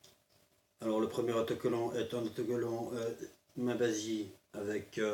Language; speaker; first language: French; native; French